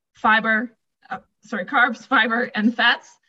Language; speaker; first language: English; non-native, fluent; Dutch